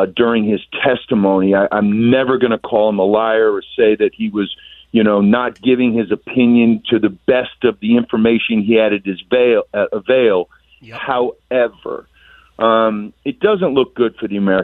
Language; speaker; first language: English; native; English